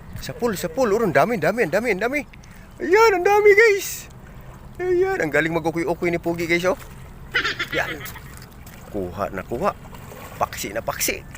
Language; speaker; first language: Filipino; non-native, local second language; Cebuano